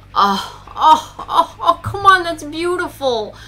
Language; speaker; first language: English; native; English